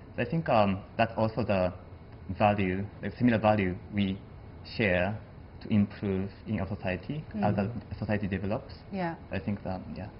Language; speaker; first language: English; non-native, fluent; Japanese